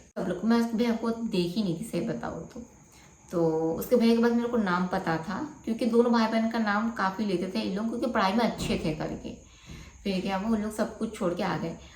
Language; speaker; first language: Hindi; non-native, local second language; Bangla